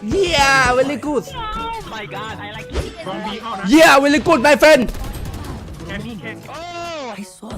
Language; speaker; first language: English; non-native, learner; Thai